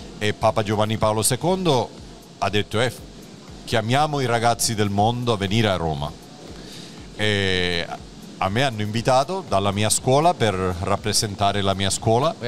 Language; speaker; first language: Italian; non-native, fluent; Spanish